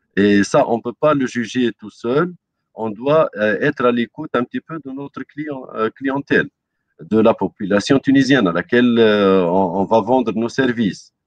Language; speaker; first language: French; non-native, local second language; Arabic